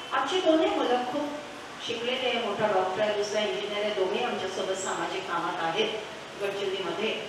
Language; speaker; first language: Marathi; non-native, local second language; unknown